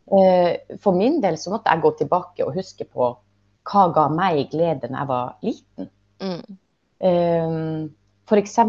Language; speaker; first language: Norwegian; native; Norwegian